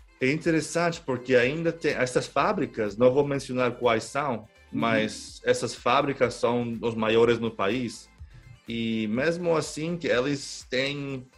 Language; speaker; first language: Portuguese; non-native, fluent; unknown